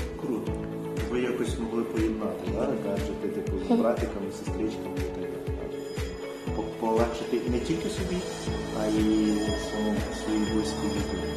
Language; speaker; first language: Ukrainian; native; Ukrainian